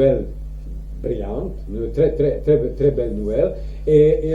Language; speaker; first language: French; non-native, learner; Croatian